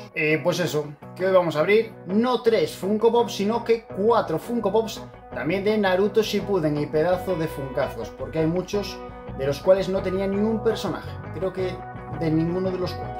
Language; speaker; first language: Spanish; native; Spanish